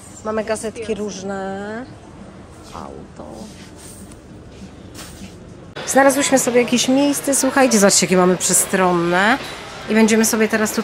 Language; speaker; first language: Polish; native; Polish